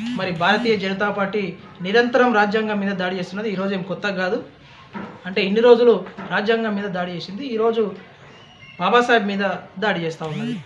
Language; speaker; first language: Telugu; native; Telugu